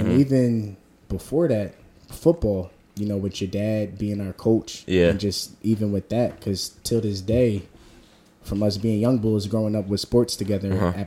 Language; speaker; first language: English; native; English